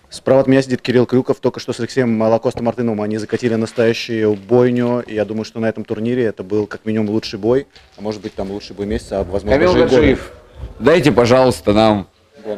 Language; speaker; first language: Russian; native; Russian